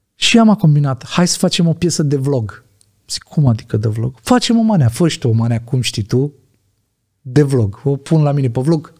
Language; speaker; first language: Romanian; native; Romanian